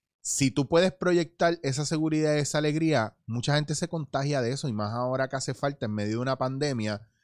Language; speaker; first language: Spanish; native; Spanish